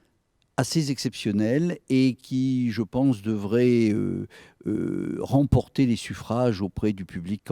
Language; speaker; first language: French; native; French